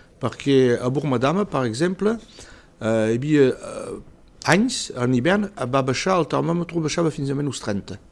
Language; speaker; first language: Catalan; early bilingual, heritage; Catalan